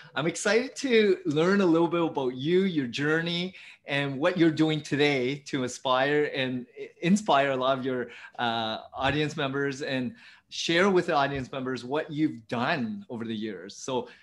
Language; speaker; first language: English; early bilingual, other home language; Vietnamese